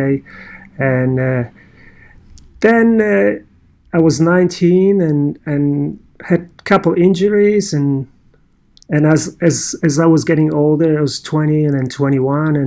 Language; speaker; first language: English; non-native, fluent; Polish